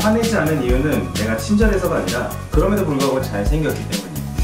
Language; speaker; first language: Korean; native; Korean